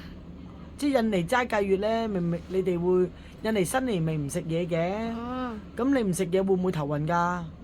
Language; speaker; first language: Cantonese; native; Cantonese